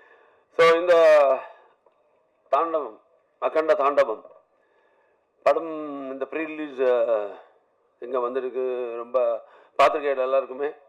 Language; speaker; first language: Tamil; non-native, learner; Telugu